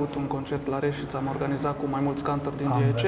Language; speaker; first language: Romanian; non-native, local second language; Croatian